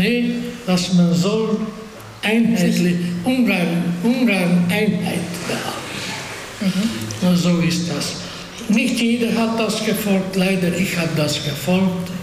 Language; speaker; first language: German; non-native, fluent; Hungarian